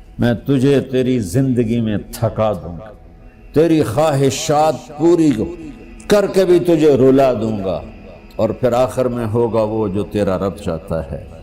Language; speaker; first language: Urdu; non-native, local second language; Punjabi